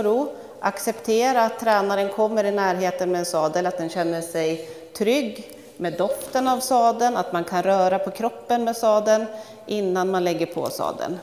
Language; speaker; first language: Swedish; native; Swedish